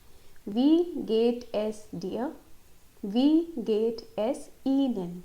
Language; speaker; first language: German; non-native, fluent; Hindi